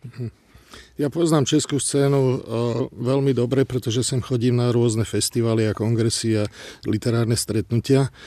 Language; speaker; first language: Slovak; non-native, local second language; Hungarian